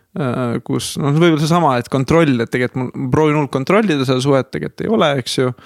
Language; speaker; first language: Estonian; native; Estonian